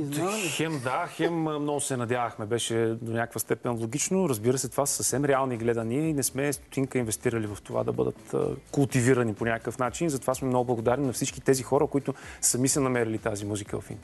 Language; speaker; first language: Bulgarian; native; Bulgarian